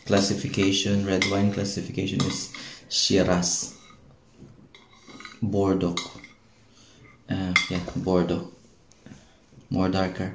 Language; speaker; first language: English; non-native, learner; Filipino